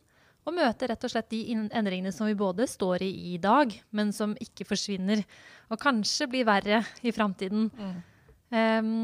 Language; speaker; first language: Norwegian; native; Norwegian